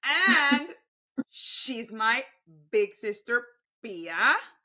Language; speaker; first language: English; non-native, fluent; Spanish